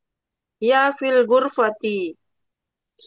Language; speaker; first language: Arabic; non-native, learner; Indonesian